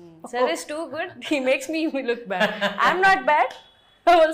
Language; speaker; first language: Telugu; non-native, learner; Kannada